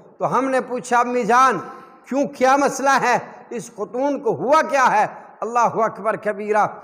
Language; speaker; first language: Urdu; non-native, local second language; Punjabi